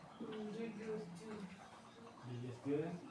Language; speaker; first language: English; non-native, learner; Spanish